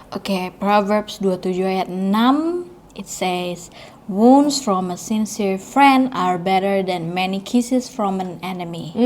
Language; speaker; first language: English; non-native, learner; Indonesian